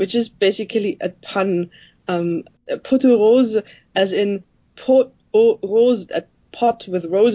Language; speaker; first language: English; non-native, fluent; German